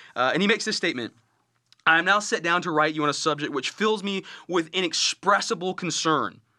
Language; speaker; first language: English; native; English